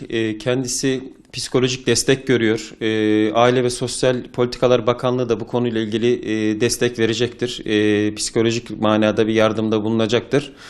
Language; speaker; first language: Turkish; native; Turkish